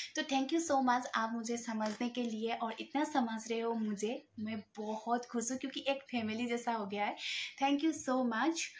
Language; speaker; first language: Hindi; non-native, local second language; Nepali